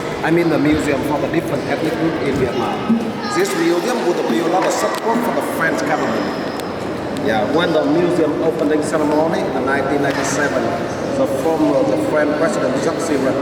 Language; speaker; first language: English; non-native, fluent; Vietnamese